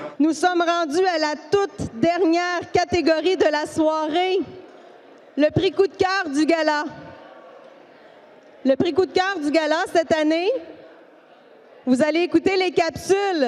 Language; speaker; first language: French; native; French